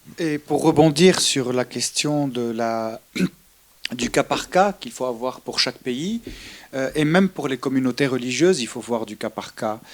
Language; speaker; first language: French; non-native, local second language; Arabic